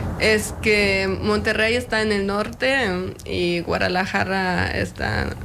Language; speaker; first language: Spanish; non-native, fluent; German